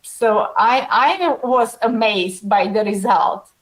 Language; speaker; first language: English; non-native, fluent; Bulgarian